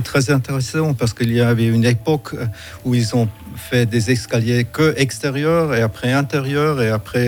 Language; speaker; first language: French; non-native, fluent; German